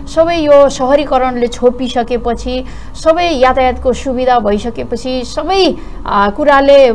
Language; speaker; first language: Nepali; non-native, local second language; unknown